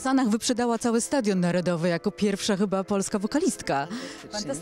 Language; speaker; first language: Polish; native; Polish